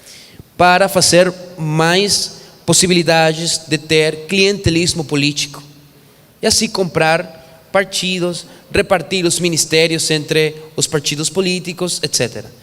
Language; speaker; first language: Portuguese; non-native, fluent; Spanish